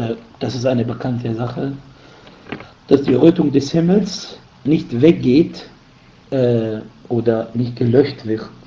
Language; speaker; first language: German; non-native, fluent; Arabic